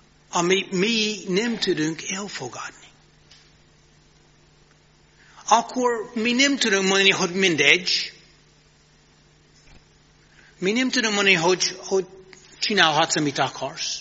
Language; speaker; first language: Hungarian; non-native, fluent; English